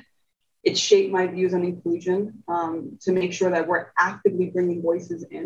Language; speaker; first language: English; early bilingual, other home language; Spanish